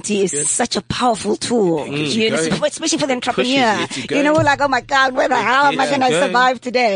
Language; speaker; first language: English; non-native, local second language; Xhosa